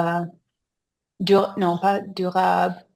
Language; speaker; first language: French; non-native, fluent; English